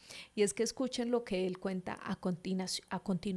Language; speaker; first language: Spanish; native; Spanish